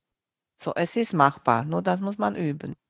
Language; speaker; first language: German; non-native, fluent; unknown